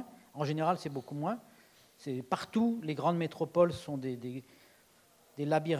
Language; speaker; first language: French; native; French